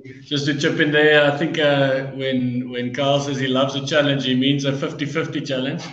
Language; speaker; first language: English; non-native, local second language; Afrikaans